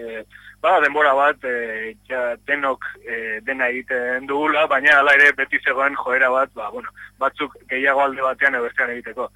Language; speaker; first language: Basque; native; Basque